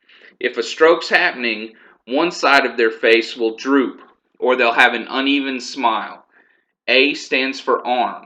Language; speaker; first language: English; native; English